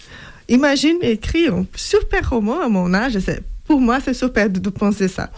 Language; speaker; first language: French; non-native, fluent; Portuguese